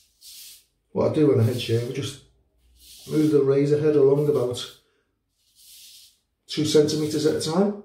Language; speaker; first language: English; native; English